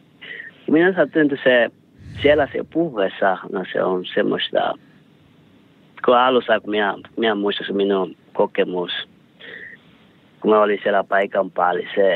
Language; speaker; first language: Finnish; non-native, learner; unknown